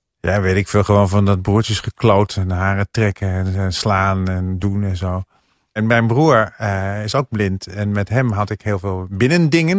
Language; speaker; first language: Dutch; native; Dutch